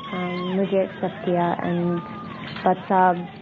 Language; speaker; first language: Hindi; non-native, learner; English